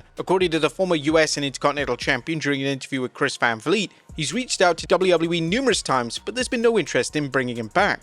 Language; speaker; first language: English; native; English